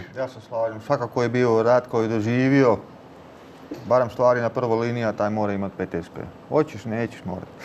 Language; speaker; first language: Bosnian; non-native, learner; Dutch